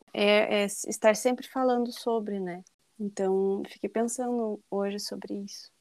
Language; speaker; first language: Portuguese; native; Portuguese